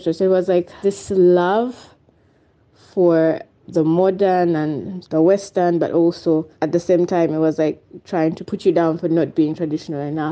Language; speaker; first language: English; non-native, local second language; Ganda